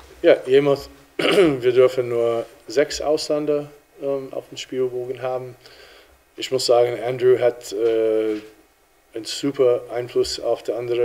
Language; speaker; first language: German; non-native, fluent; English